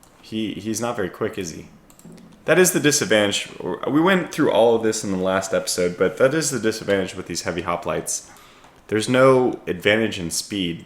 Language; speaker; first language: English; native; English